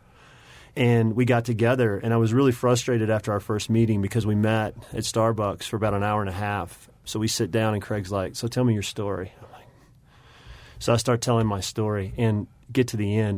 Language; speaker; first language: English; native; English